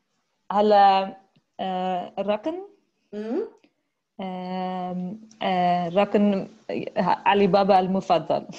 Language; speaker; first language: Arabic; non-native, learner; Dutch